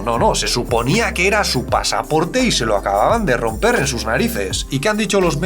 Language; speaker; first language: Spanish; native; Spanish